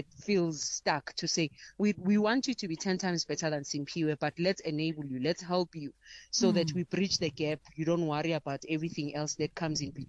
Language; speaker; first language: English; non-native, local second language; Zulu